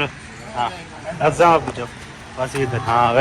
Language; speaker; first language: Hindi; non-native, local second language; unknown